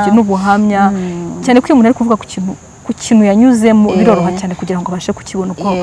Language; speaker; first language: Kinyarwanda; native; Kinyarwanda